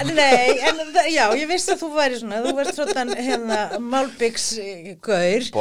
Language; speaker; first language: Icelandic; native; Icelandic